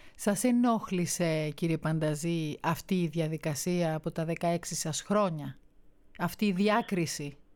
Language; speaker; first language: Greek; native; Greek